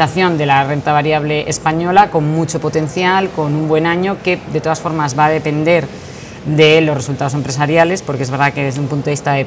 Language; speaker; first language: Spanish; native; Spanish